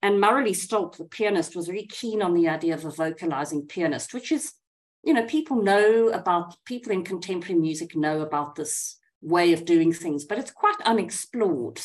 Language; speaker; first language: English; native; English